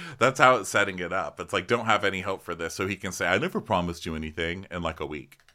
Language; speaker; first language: English; native; English